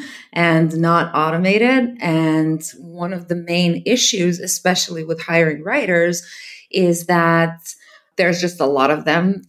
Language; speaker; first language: English; non-native, fluent; Serbian